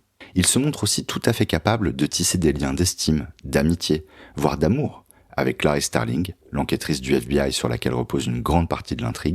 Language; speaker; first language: French; native; French